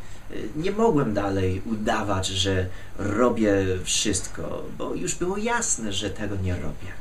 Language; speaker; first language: Polish; non-native, fluent; English